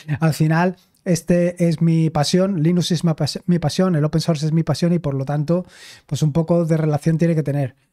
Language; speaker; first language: Spanish; native; Spanish